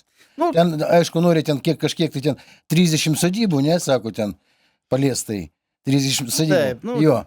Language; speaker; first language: Lithuanian; native; Lithuanian